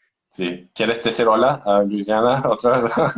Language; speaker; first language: Spanish; non-native, learner; Turkish